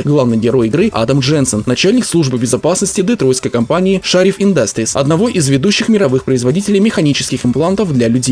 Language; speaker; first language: Russian; native; Russian